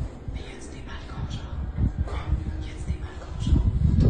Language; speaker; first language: French; native; French